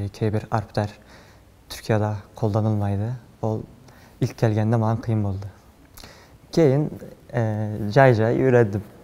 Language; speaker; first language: Kazakh; non-native, learner; Turkish